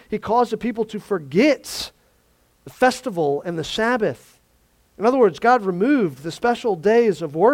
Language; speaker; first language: English; native; English